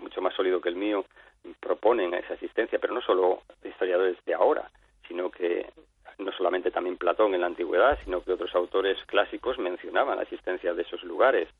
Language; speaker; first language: Spanish; native; Spanish